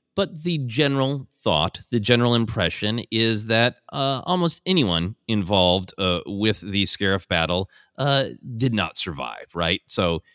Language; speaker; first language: English; native; English